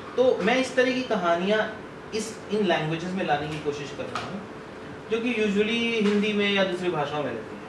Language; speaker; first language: Hindi; non-native, local second language; Bhojpuri